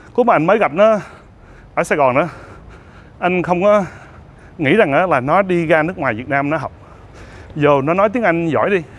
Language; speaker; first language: Vietnamese; early bilingual, heritage; Vietnamese